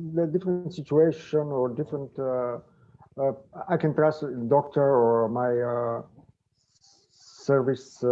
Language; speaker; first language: English; non-native, learner; Bulgarian